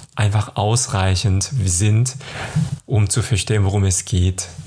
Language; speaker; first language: German; non-native, fluent; Korean